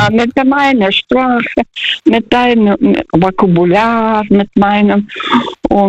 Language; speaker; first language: German; non-native, fluent; Russian